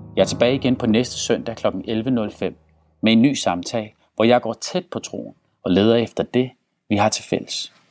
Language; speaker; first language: Danish; non-native, local second language; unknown